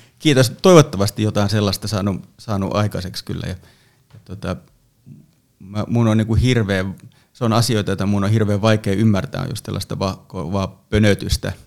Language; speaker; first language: Finnish; native; Finnish